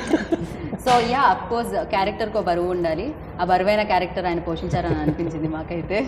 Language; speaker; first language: Telugu; native; Telugu